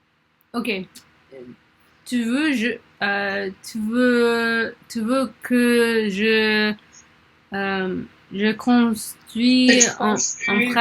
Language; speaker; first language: French; non-native, learner; English